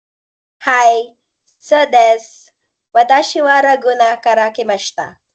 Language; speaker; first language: Japanese; non-native, learner; Filipino